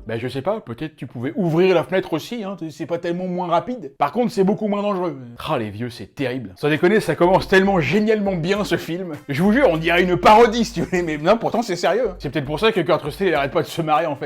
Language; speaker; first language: French; native; French